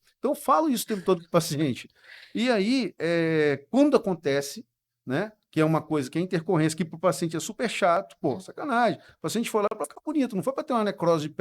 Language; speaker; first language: Portuguese; native; Portuguese